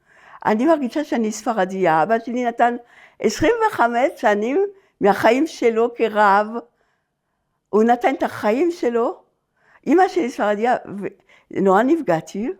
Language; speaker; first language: Hebrew; non-native, fluent; French